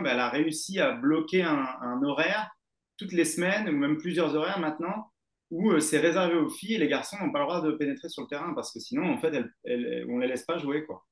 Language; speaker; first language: French; native; French